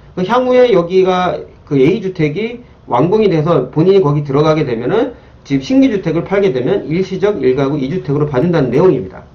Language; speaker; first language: Korean; native; Korean